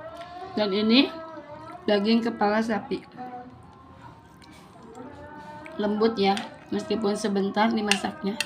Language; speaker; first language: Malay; non-native, local second language; Sundanese